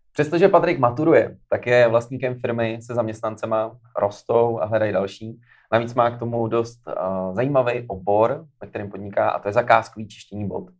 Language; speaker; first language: Czech; native; Czech